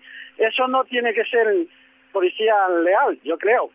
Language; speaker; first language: Spanish; non-native, learner; Chinese